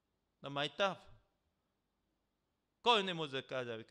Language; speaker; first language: Bulgarian; non-native, learner; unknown